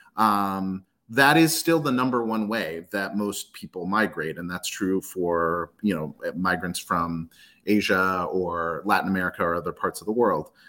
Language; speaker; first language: English; native; English